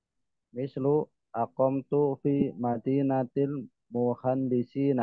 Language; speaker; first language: Arabic; non-native, learner; Indonesian